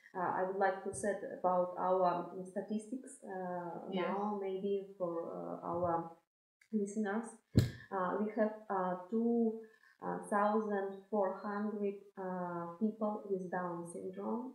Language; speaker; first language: English; non-native, fluent; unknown